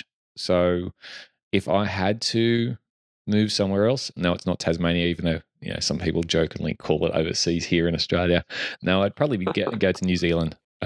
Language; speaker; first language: English; native; English